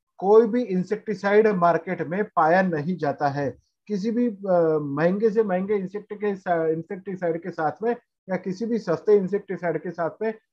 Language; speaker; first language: Hindi; non-native, local second language; Marathi